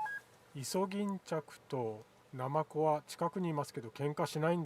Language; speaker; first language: Japanese; native; Japanese